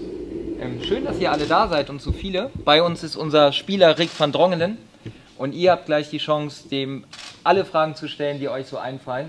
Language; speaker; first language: German; native; German